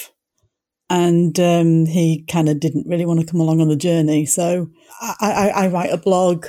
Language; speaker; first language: English; native; English